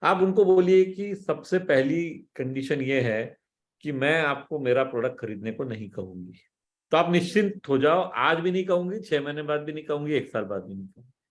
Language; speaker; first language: Hindi; native; Hindi